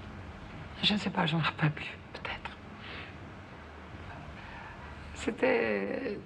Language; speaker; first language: French; non-native, fluent; Italian